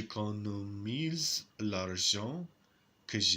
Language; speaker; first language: French; non-native, learner; English